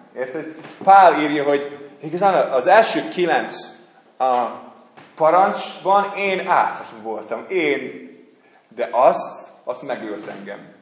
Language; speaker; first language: Hungarian; non-native, fluent; English